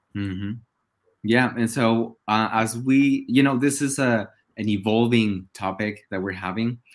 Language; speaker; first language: English; non-native, fluent; Spanish